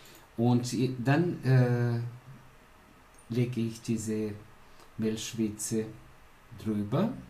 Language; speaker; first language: German; non-native, fluent; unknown